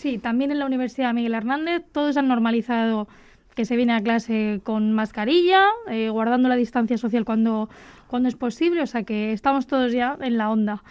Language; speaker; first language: Spanish; native; Spanish